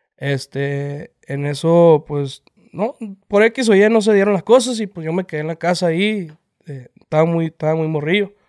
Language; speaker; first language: Spanish; native; Spanish